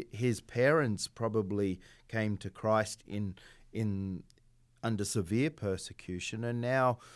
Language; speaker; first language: English; native; English